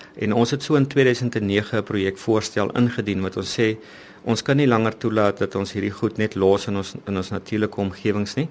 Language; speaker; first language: Afrikaans; native; Afrikaans